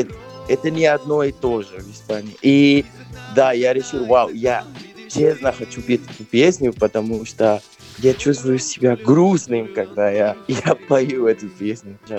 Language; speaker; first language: Russian; non-native, fluent; Spanish